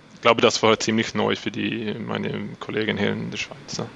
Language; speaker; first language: German; non-native, learner; Swedish